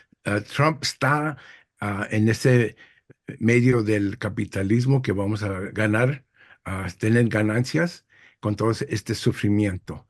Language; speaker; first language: Spanish; early bilingual, heritage; English